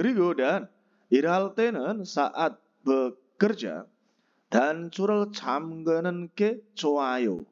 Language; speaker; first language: Korean; non-native, fluent; Indonesian